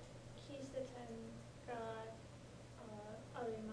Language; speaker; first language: Japanese; non-native, learner; English